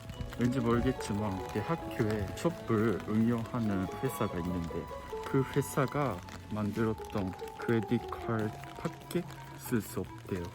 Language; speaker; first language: Korean; non-native, learner; Japanese